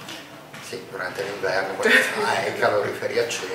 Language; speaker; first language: Italian; native; Italian